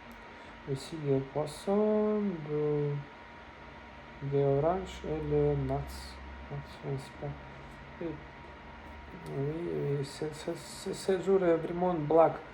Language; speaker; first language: French; non-native, learner; Russian